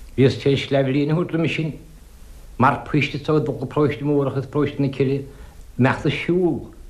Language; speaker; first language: Irish; native; Irish